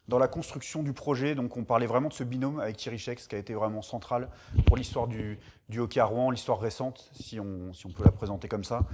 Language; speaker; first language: French; native; French